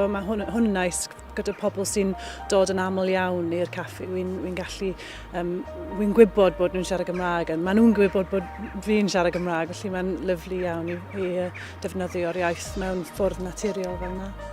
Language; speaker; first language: Welsh; non-native, fluent; English